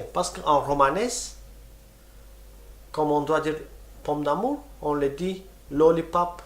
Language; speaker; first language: French; non-native, fluent; Romany